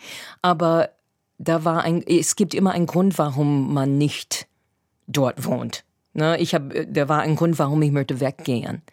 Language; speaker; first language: German; non-native, fluent; English